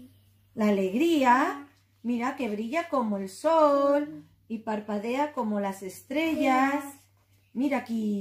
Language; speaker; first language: Spanish; native; Spanish